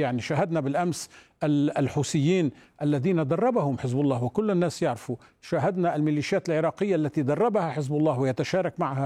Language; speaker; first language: Arabic; native; Arabic